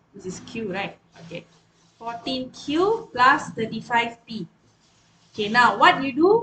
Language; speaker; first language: English; non-native, local second language; Malay